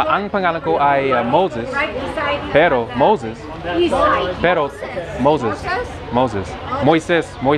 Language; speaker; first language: Filipino; non-native, learner; English